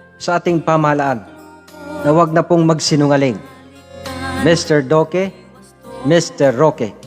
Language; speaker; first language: Filipino; non-native, local second language; Bikol